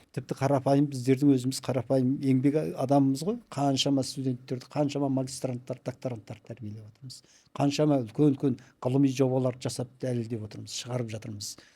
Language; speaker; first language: Kazakh; early bilingual, heritage; Kazakh